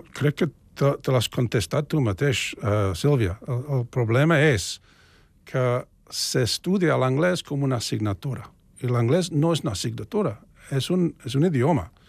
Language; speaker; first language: Catalan; non-native, fluent; English